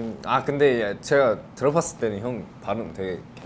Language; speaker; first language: Korean; non-native, fluent; English